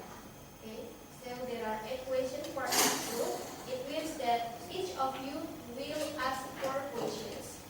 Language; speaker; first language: English; non-native, fluent; Indonesian